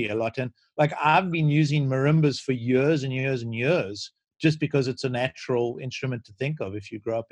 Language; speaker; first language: English; native; English